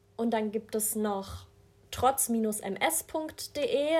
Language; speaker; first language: German; native; German